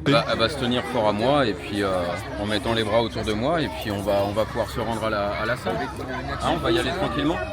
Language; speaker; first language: French; native; French